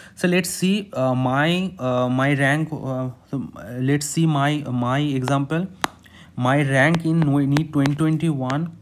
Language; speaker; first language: English; non-native, local second language; Bangla